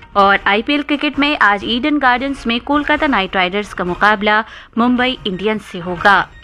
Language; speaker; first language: Urdu; native; Urdu